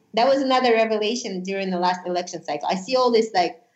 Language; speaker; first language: English; non-native, fluent; Russian